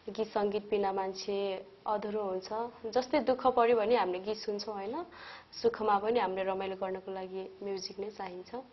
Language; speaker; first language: Nepali; native; Nepali